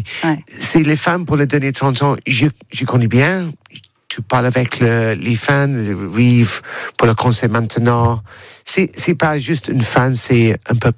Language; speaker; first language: French; non-native, learner; English